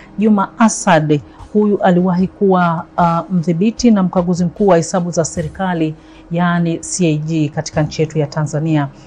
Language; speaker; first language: Swahili; native; Swahili